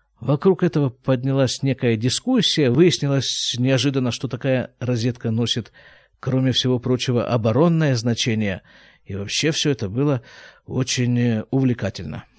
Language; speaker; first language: Russian; native; Russian